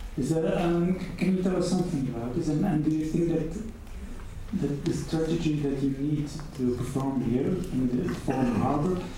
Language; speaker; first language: English; non-native, fluent; Dutch